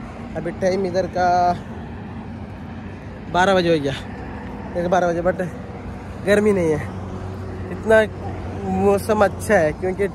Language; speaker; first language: Hindi; non-native, local second language; Kannada